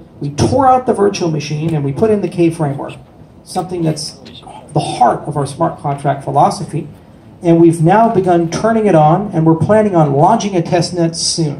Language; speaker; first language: English; native; English